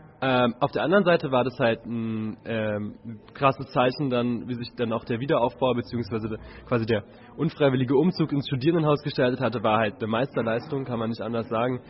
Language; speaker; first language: German; native; German